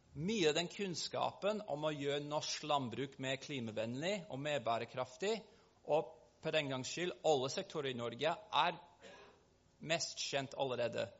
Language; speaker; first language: Norwegian; non-native, fluent; English